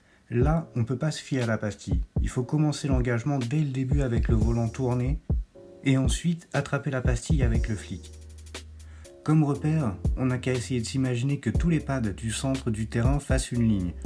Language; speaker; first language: French; native; French